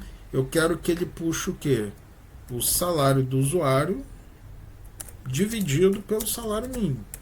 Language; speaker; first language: Portuguese; native; Portuguese